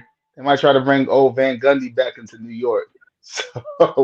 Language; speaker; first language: English; native; English